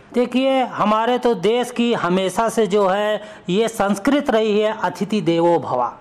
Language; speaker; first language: Hindi; native; Hindi